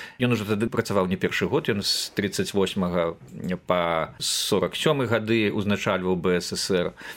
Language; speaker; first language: Belarusian; native; Belarusian